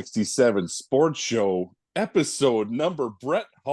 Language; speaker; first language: English; native; English